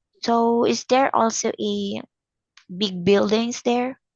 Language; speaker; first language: English; non-native, fluent; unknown